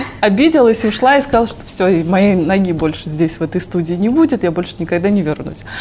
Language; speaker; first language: Russian; native; Russian